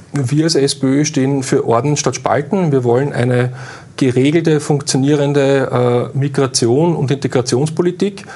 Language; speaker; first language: German; native; German